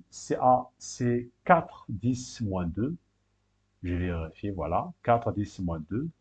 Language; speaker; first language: French; non-native, local second language; Arabic